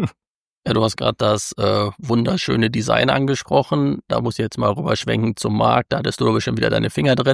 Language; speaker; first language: German; native; German